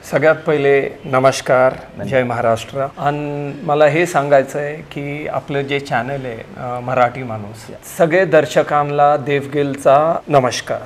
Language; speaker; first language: Marathi; non-native, local second language; Punjabi